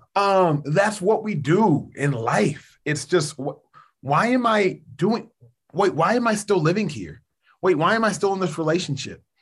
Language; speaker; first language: English; early bilingual, other home language; Yoruba